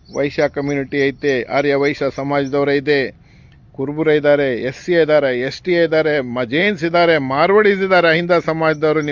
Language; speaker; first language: Kannada; non-native, local second language; Urdu